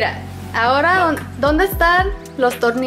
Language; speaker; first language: Spanish; early bilingual, heritage; English